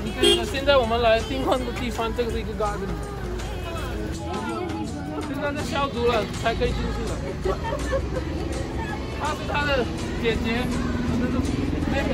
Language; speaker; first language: Chinese; non-native, fluent; Hindi